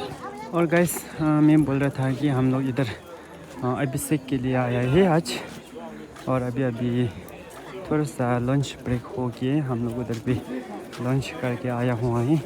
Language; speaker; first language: Hindi; non-native, local second language; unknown